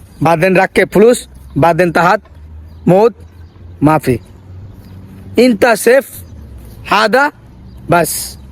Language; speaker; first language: Arabic; non-native, learner; Bangla